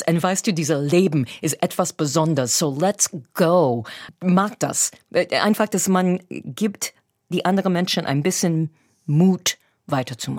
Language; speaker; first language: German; non-native, fluent; English